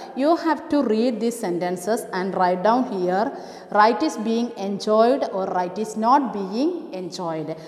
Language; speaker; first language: English; non-native, local second language; Malayalam